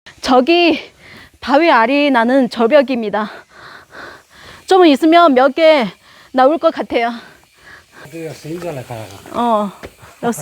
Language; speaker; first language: Korean; non-native, learner; Chinese